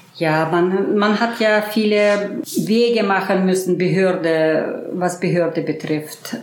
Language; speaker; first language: German; early bilingual, heritage; German